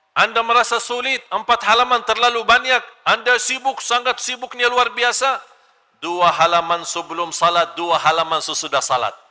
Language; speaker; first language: Malay; non-native, fluent; Arabic